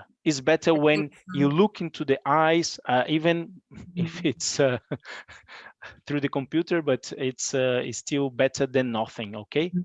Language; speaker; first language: English; non-native, fluent; Portuguese